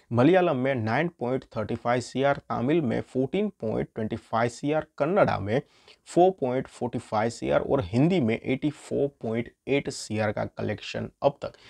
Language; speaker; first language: Hindi; non-native, local second language; Gujarati